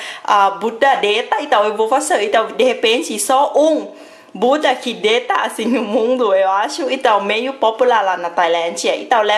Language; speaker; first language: Portuguese; non-native, fluent; Thai